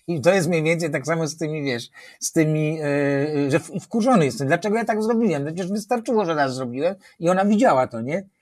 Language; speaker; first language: Polish; native; Polish